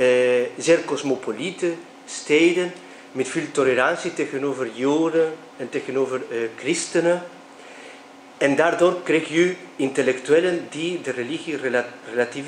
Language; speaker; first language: Dutch; non-native, fluent; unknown